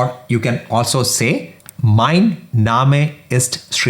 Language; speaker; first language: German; non-native, fluent; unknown